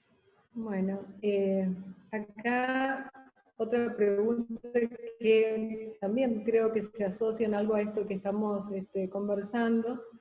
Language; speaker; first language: Spanish; native; Spanish